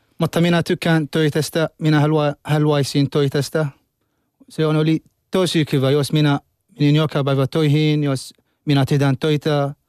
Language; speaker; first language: Finnish; non-native, learner; Arabic